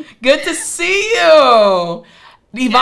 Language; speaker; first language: English; native; English